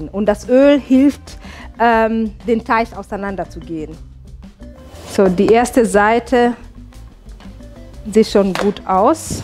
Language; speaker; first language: German; non-native, fluent; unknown